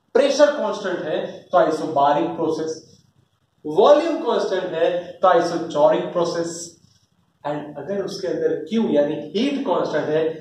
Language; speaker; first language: Hindi; non-native, local second language; Gujarati